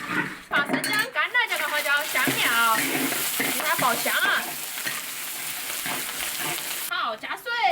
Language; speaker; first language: Chinese; native; Chinese